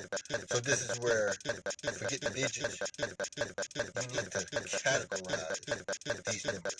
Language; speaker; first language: English; native; English